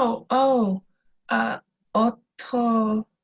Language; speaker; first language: Japanese; non-native, learner; English